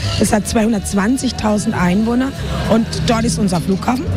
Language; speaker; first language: German; non-native, fluent; Spanish